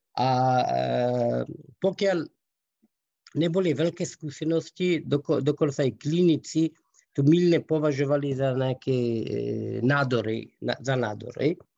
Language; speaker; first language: Slovak; non-native, fluent; Persian